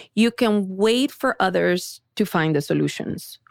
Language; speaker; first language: English; early bilingual, other home language; Spanish